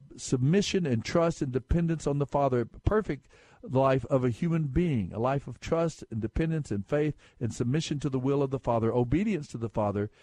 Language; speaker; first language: English; native; English